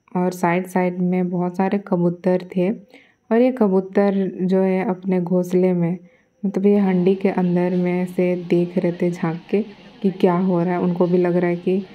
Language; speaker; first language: Hindi; non-native, local second language; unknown